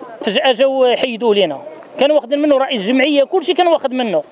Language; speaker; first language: Arabic; native; Arabic